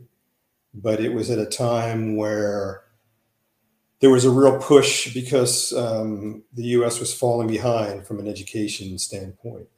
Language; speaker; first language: English; native; English